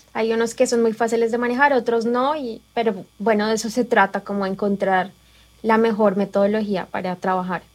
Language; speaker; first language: Spanish; native; Spanish